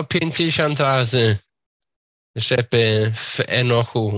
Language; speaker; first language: Polish; non-native, fluent; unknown